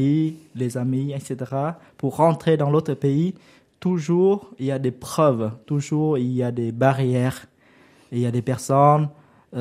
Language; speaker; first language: French; non-native, fluent; Vietnamese